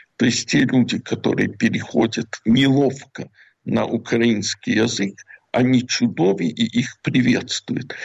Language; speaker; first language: Russian; native; Russian